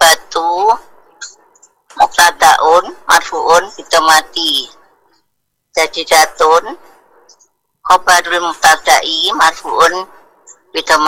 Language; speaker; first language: Arabic; non-native, learner; Indonesian